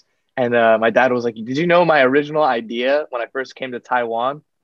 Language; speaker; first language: English; non-native, fluent; Chinese